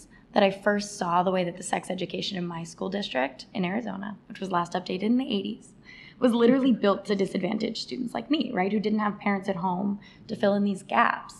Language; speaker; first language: English; native; English